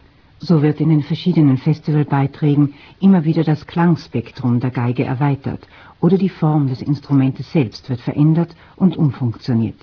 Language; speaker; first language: German; native; German